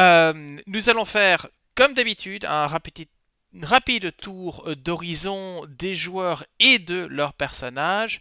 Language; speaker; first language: French; native; French